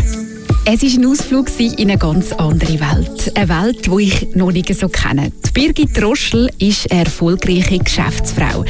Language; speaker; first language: German; native; German